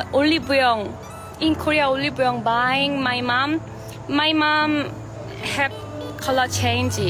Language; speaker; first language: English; non-native, learner; Korean